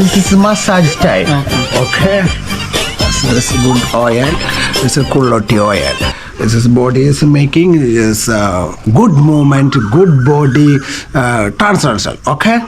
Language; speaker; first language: English; non-native, learner; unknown